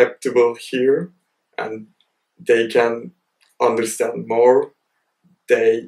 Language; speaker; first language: English; non-native, fluent; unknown